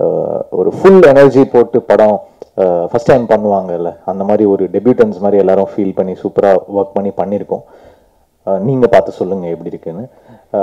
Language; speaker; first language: Tamil; native; Tamil